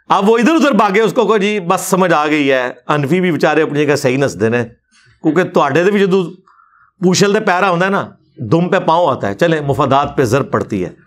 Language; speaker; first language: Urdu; non-native, local second language; Punjabi